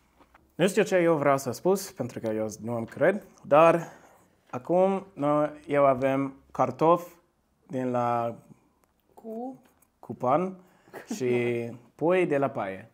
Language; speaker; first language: Romanian; non-native, learner; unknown